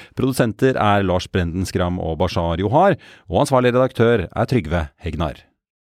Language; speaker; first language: Norwegian; native; Norwegian